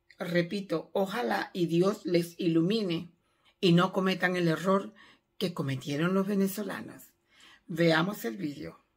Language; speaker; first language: Spanish; native; Spanish